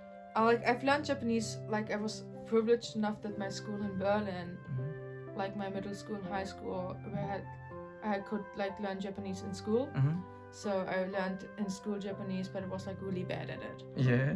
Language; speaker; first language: English; non-native, fluent; German